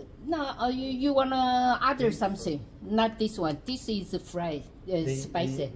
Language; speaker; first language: English; non-native, learner; Chinese